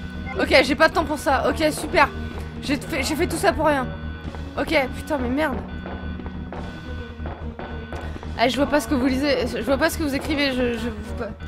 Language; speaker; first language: French; native; French